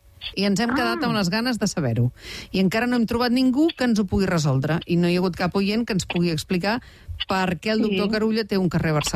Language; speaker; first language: Catalan; native; Catalan